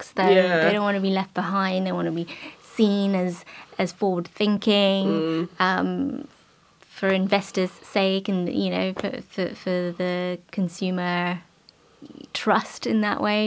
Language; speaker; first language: English; native; English